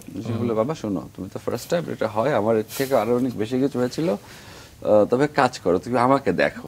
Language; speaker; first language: Bangla; native; Bangla